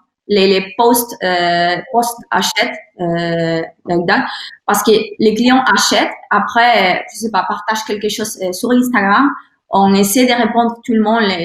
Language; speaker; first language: French; non-native, learner; Spanish